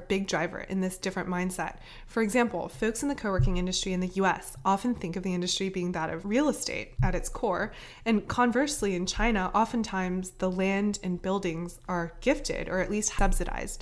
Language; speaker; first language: English; native; English